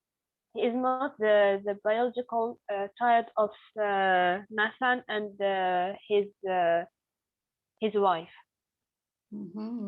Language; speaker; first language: English; non-native, learner; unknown